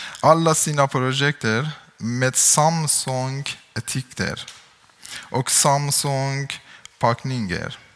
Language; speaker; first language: Swedish; non-native, learner; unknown